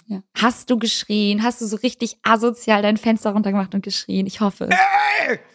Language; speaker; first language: German; early bilingual, other home language; Albanian